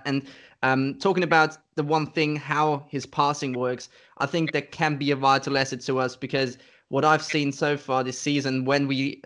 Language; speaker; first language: English; non-native, fluent; German